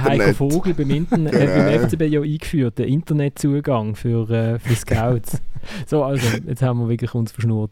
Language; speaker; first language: German; native; German